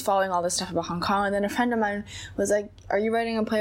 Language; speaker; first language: English; non-native, local second language; Chinese